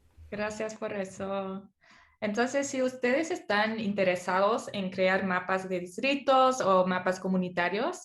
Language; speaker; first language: Spanish; non-native, fluent; English